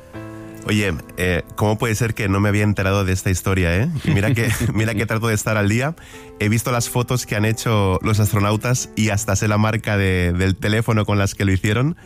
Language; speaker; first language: Spanish; native; Spanish